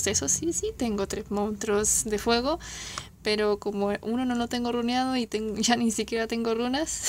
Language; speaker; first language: Spanish; native; Spanish